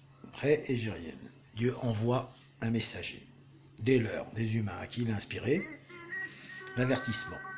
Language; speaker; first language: French; native; French